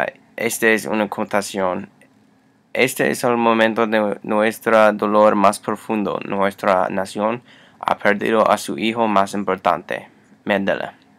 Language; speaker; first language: Spanish; non-native, learner; English